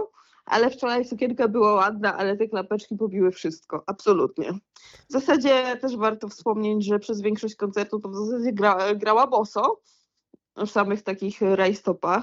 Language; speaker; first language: Polish; native; Polish